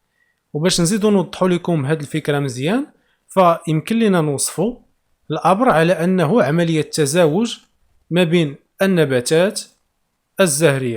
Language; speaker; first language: Arabic; native; Arabic